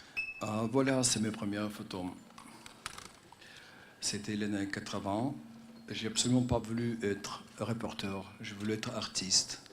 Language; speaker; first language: French; non-native, fluent; Russian